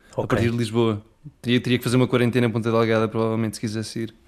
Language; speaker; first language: Portuguese; native; Portuguese